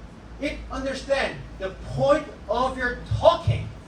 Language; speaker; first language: English; non-native, fluent; Korean